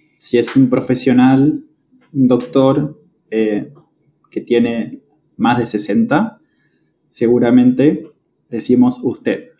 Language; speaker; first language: Spanish; native; Spanish